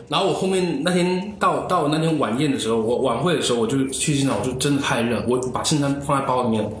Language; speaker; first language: Chinese; native; Chinese